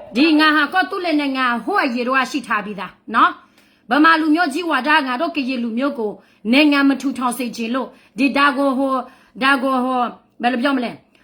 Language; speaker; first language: Burmese; non-native, local second language; S'gaw Karen